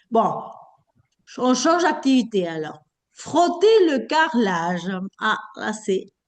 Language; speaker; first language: French; non-native, fluent; Spanish